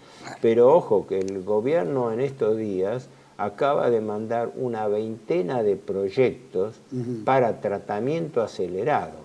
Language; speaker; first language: Spanish; native; Spanish